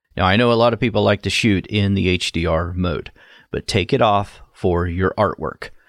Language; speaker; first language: English; native; English